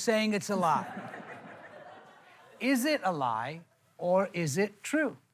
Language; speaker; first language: English; native; English